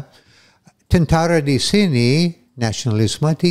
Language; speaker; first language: Indonesian; non-native, fluent; English